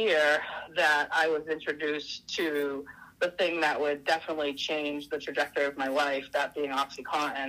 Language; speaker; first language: English; native; English